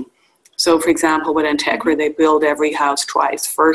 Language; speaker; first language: English; native; English